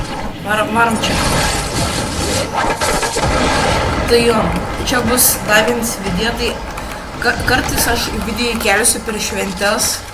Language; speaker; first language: Lithuanian; early bilingual, heritage; Lithuanian